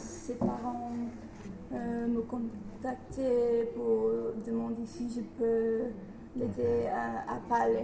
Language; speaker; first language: French; non-native, learner; English